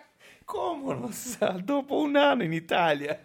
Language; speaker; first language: Italian; non-native, fluent; Portuguese